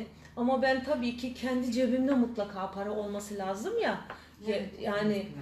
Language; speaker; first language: Turkish; early bilingual, heritage; Turkish